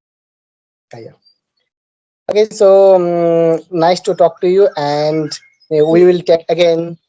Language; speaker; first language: English; non-native, learner; Bangla